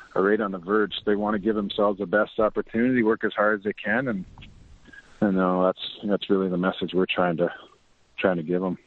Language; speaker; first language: English; native; English